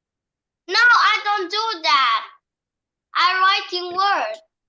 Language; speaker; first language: English; non-native, learner; Vietnamese